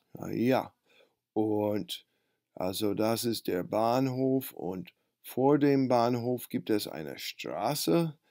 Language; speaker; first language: German; non-native, fluent; English